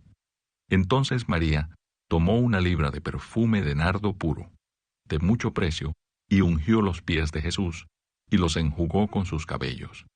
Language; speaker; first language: Spanish; native; Spanish